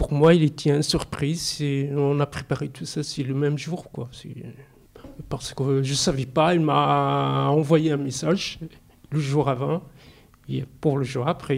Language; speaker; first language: French; non-native, learner; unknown